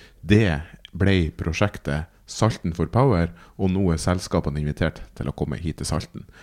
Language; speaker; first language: Norwegian; native; Norwegian